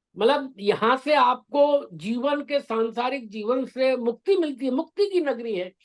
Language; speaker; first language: Hindi; native; Hindi